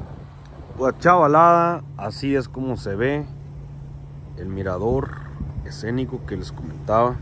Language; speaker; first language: Spanish; native; Spanish